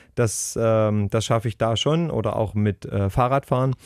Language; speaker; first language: German; native; German